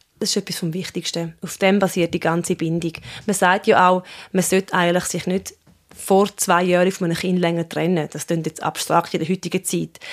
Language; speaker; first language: German; early bilingual, other home language; Swiss German